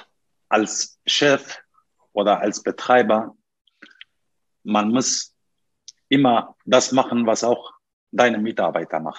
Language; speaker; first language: German; non-native, learner; Turkish